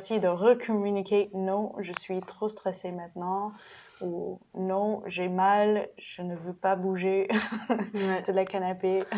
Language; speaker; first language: French; non-native, fluent; English